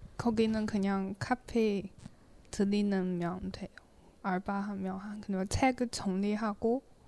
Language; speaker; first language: Korean; non-native, learner; Chinese